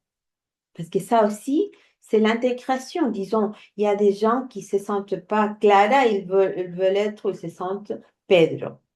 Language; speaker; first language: French; non-native, fluent; Spanish